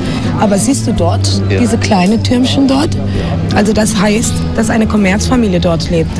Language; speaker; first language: German; non-native, fluent; Spanish